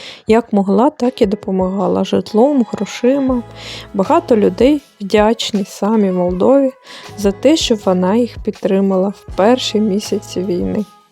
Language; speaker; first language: Ukrainian; non-native, fluent; Bulgarian